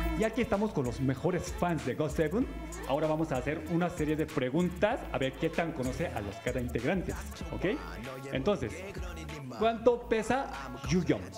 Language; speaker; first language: Spanish; non-native, fluent; Korean